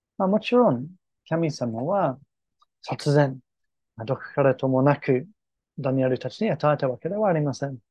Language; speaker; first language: Japanese; non-native, fluent; English